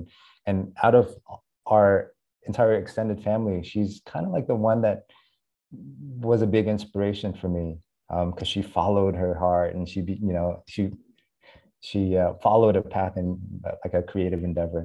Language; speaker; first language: English; native; English